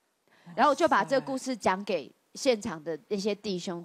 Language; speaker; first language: Chinese; native; Chinese